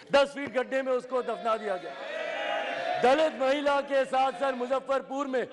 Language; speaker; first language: Hindi; native; Hindi